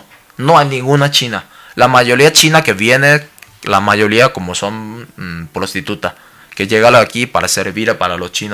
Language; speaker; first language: Spanish; non-native, learner; Cantonese